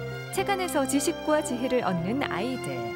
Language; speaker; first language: Korean; native; Korean